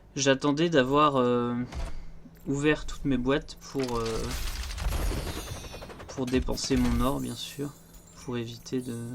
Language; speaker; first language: French; native; French